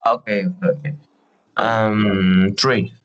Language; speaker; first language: English; non-native, learner; Spanish